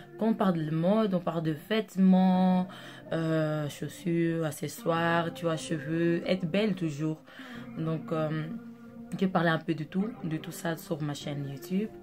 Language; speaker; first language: French; non-native, local second language; Portuguese